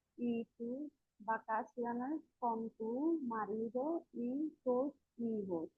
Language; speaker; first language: Spanish; non-native, learner; Bangla